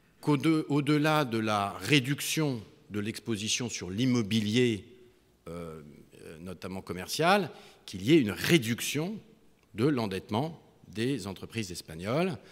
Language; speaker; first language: French; native; French